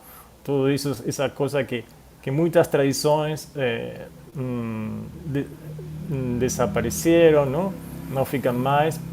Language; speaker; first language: Portuguese; non-native, fluent; Spanish